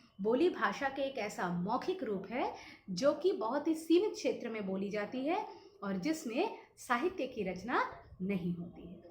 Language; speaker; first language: Hindi; non-native, local second language; Bangla